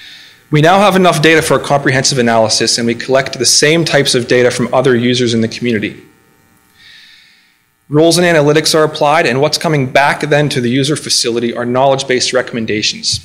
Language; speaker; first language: English; native; English